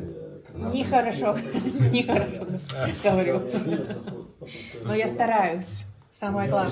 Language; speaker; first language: Russian; non-native, learner; English